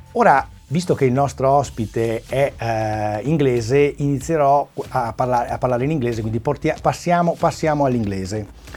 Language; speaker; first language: Italian; native; Italian